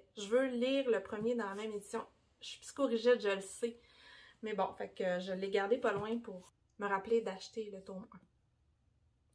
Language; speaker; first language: French; native; French